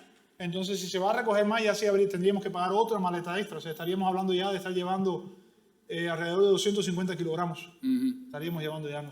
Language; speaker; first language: Spanish; native; Spanish